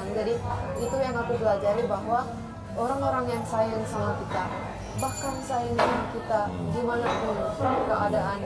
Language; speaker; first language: Indonesian; non-native, fluent; Finnish